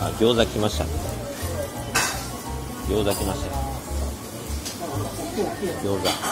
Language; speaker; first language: Japanese; native; Japanese